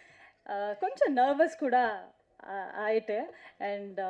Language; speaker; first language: Tamil; non-native, learner; Kannada